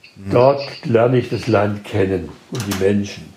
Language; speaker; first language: German; native; German